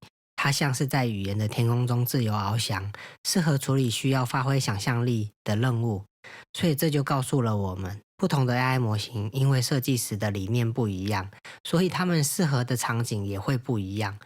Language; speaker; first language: Chinese; native; Chinese